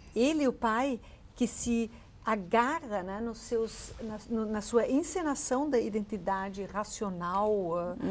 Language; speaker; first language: Portuguese; non-native, fluent; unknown